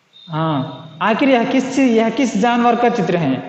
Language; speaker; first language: Hindi; non-native, local second language; Telugu